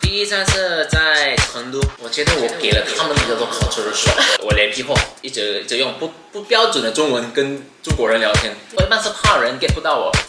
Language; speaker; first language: Chinese; non-native, fluent; Hakka Chinese